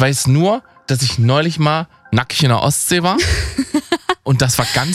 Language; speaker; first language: German; native; German